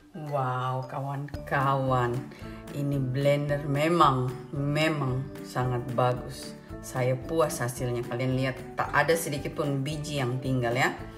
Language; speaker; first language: Indonesian; native; Indonesian